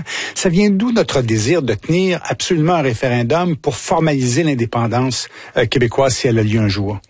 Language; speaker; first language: French; native; French